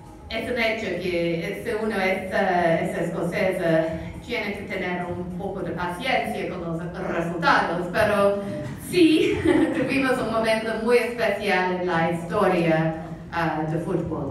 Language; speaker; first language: Spanish; non-native, fluent; English